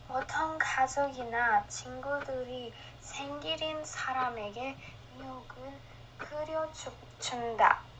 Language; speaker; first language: Korean; non-native, learner; Romanian